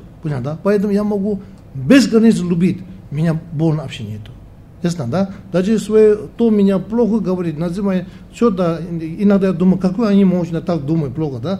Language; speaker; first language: Russian; non-native, learner; Tibetan